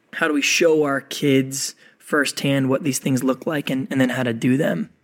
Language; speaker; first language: English; native; English